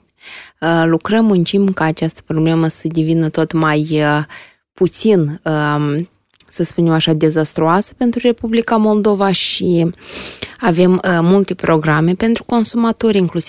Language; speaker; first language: Romanian; native; Romanian